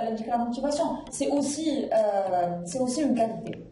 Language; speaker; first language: French; non-native, local second language; Arabic